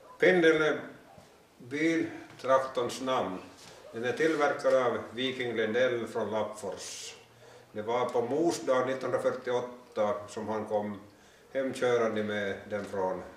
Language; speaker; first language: Swedish; native; Swedish